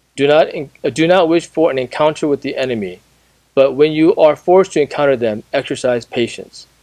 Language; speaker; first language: English; native; English